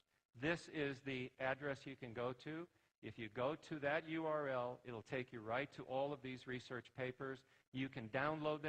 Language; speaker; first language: English; native; English